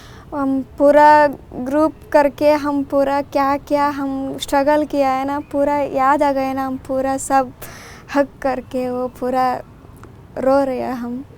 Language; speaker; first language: Hindi; non-native, local second language; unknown